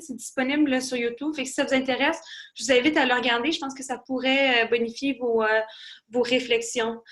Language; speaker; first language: French; native; French